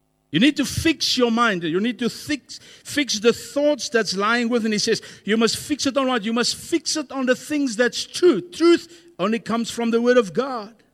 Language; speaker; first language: English; non-native, local second language; Afrikaans